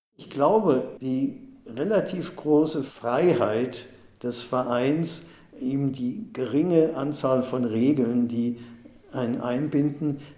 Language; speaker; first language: German; native; German